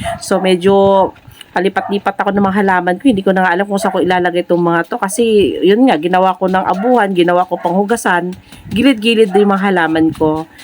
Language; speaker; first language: Filipino; non-native, local second language; Cebuano